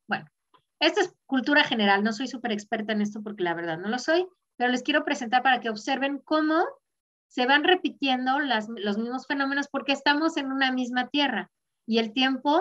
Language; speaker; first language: Spanish; native; Spanish